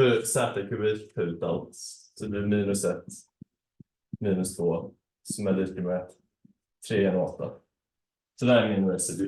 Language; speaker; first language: Swedish; native; Swedish